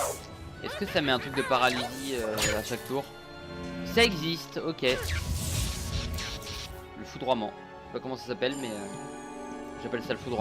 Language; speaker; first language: French; native; French